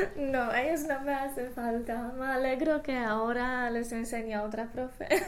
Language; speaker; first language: Spanish; non-native, fluent; Polish